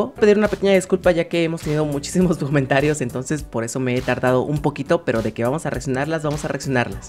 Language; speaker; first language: Spanish; native; Spanish